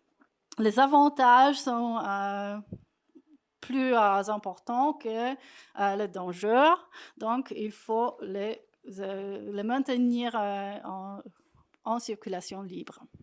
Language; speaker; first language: French; non-native, fluent; Polish